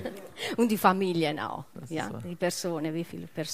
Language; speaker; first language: German; non-native, learner; Italian